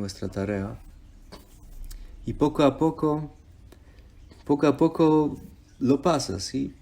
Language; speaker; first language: Spanish; non-native, fluent; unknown